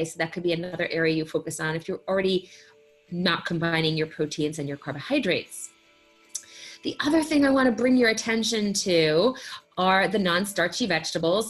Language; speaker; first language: English; native; English